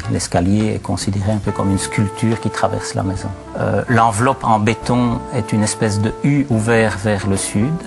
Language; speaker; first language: French; native; French